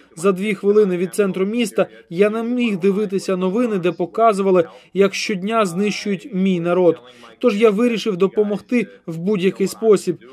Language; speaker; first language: Ukrainian; non-native, fluent; Arabic